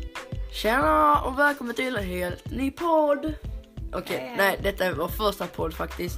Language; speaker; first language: Swedish; native; Swedish